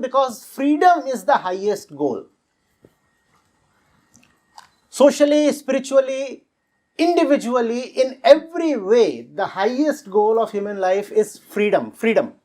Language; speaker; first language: English; non-native, local second language; Hindi